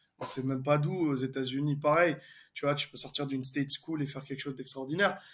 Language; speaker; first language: French; non-native, local second language; Arabic